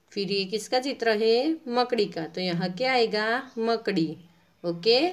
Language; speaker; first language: Hindi; non-native, local second language; Gujarati